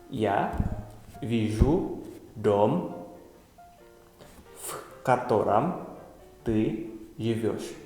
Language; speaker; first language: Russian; non-native, fluent; Indonesian